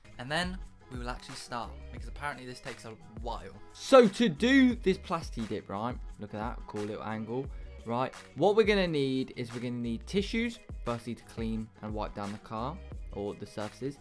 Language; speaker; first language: English; native; English